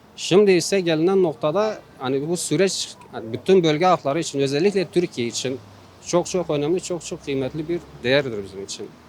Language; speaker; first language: Turkish; non-native, local second language; Kurdish